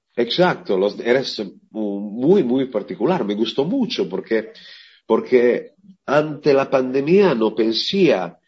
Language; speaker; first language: Spanish; non-native, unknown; Italian